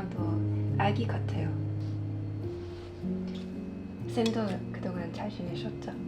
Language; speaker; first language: Korean; non-native, learner; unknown